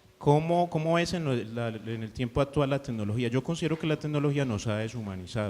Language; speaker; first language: Spanish; native; Spanish